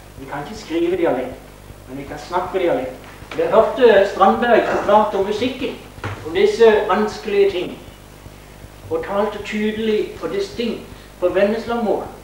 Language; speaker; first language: Norwegian; native; Norwegian